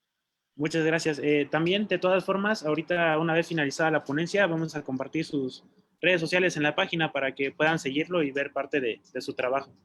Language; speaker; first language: Spanish; native; Spanish